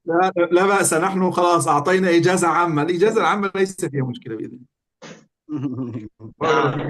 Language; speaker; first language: Arabic; native; Arabic